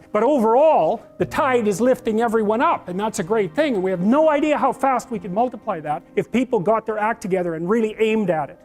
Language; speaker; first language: English; native; English